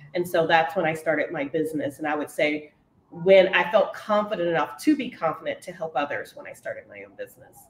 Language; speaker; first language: English; native; English